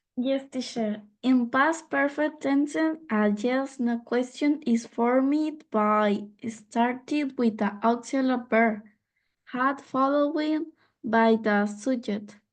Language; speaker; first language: English; non-native, learner; Spanish